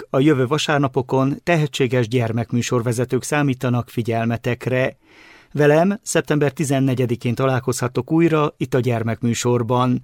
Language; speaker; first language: Hungarian; native; Hungarian